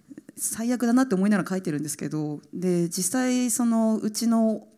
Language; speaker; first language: Japanese; native; Japanese